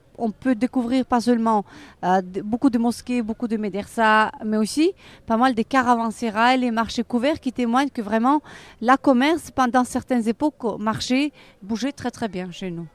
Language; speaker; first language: French; non-native, local second language; Uzbek